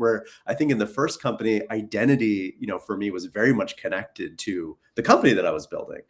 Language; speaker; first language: English; native; English